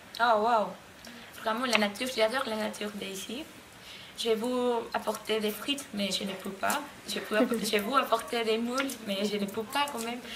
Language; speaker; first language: French; non-native, learner; Spanish